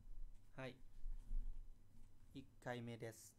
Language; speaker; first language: Japanese; non-native, fluent; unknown